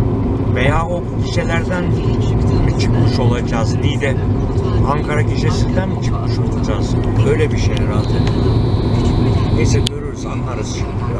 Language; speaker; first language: Turkish; native; Turkish